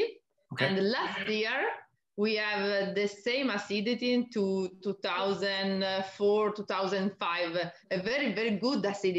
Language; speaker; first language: English; non-native, learner; Italian